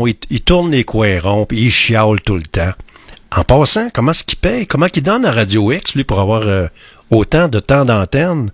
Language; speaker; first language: French; native; French